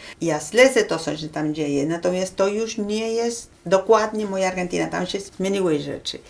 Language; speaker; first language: Polish; non-native, fluent; Spanish